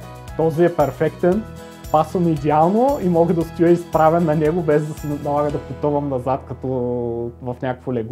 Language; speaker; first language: Bulgarian; native; Bulgarian